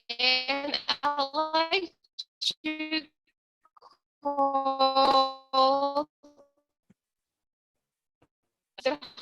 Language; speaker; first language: English; non-native, fluent; Indonesian